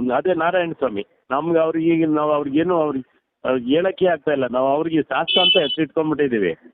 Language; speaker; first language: Kannada; native; Kannada